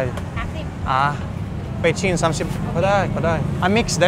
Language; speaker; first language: Thai; non-native, learner; Russian